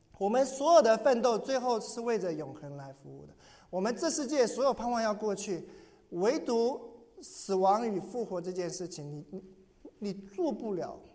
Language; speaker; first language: Chinese; native; Chinese